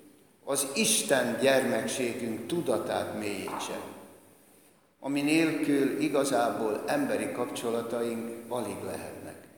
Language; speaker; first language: Hungarian; native; Hungarian